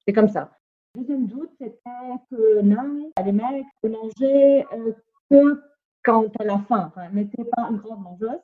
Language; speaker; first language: French; non-native, fluent; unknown